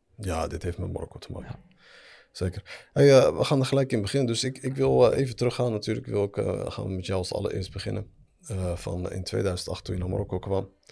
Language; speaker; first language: Dutch; early bilingual, other home language; Arabic